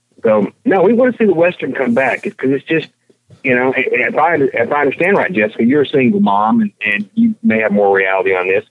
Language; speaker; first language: English; native; English